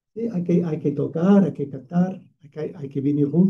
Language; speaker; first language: Spanish; non-native, fluent; English